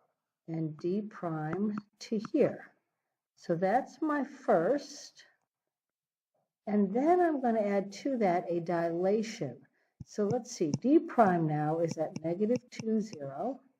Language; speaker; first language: English; native; English